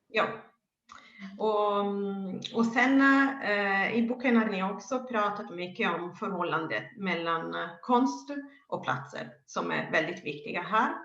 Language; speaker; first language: Swedish; non-native, fluent; Italian